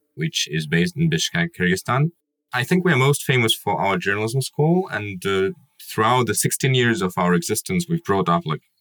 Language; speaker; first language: English; non-native, fluent; Kyrgyz